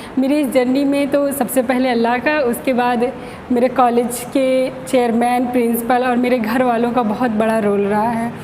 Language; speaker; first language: Hindi; native; Hindi